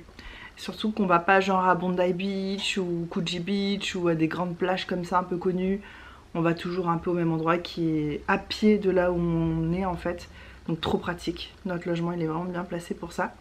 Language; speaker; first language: French; native; French